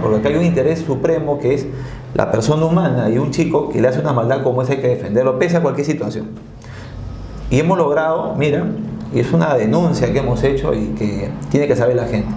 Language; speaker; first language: Spanish; native; Spanish